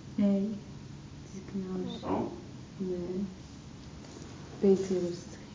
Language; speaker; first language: Dutch; non-native, learner; Arabic